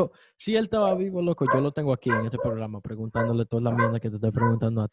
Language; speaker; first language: Spanish; early bilingual, heritage; Spanish